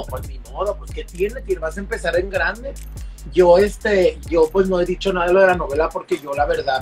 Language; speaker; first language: Spanish; native; Spanish